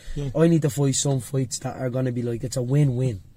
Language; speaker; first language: English; native; English